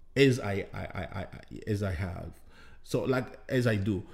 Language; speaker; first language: English; non-native, fluent; Bembe